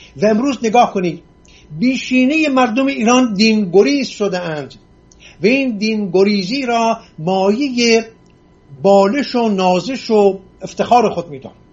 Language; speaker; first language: Persian; non-native, local second language; Assyrian Neo-Aramaic